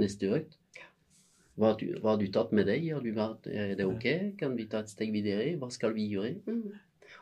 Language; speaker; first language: Norwegian; non-native, fluent; French